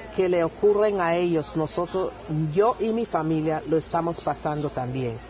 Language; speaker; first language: Spanish; native; Spanish